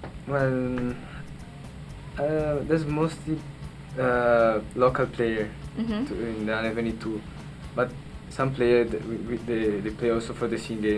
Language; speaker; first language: English; non-native, learner; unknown